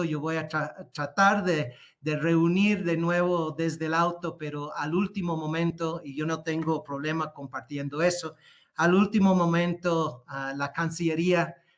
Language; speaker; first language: Spanish; non-native, fluent; English